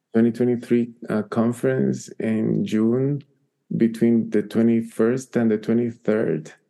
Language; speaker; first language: English; non-native, fluent; Spanish